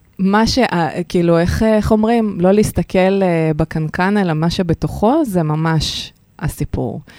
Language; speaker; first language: Hebrew; early bilingual, other home language; Russian